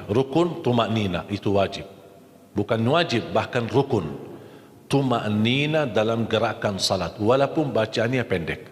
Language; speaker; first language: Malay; non-native, fluent; Arabic